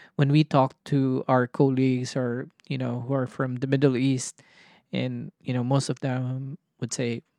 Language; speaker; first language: English; non-native, local second language; Cebuano